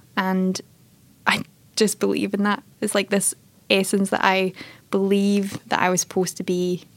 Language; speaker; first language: English; native; English